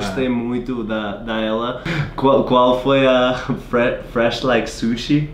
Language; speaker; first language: Portuguese; non-native, learner; English